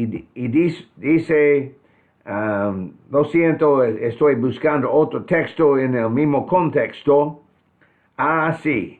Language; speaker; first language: Spanish; non-native, fluent; English